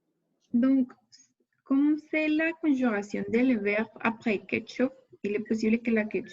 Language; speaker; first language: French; non-native, learner; Spanish